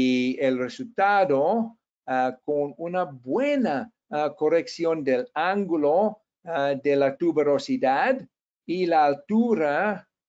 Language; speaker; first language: Spanish; non-native, fluent; English